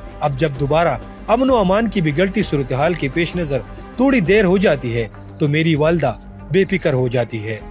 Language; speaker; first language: Urdu; non-native, local second language; Pashto